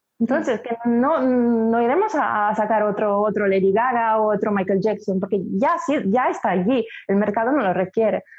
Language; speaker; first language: Spanish; non-native, fluent; Italian